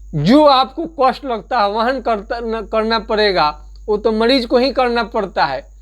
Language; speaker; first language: Hindi; native; Hindi